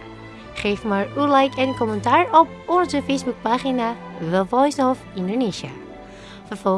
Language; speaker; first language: Dutch; non-native, fluent; Indonesian